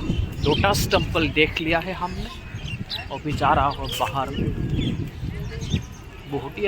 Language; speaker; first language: Hindi; non-native, local second language; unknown